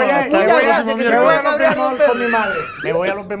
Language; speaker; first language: Spanish; native; Spanish